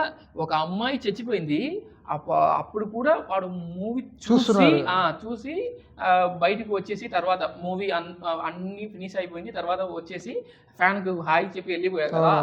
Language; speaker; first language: Telugu; non-native, local second language; Tamil